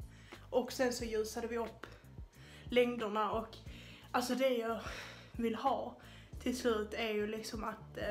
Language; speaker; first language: Swedish; native; Swedish